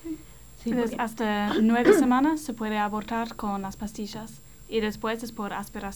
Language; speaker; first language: Spanish; non-native, fluent; English